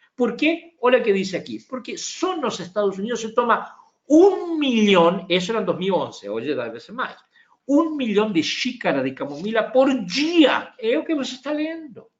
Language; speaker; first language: Portuguese; non-native, fluent; Spanish